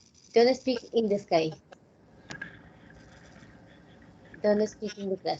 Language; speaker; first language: English; non-native, fluent; Spanish